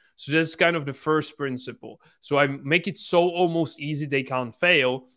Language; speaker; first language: English; non-native, fluent; Czech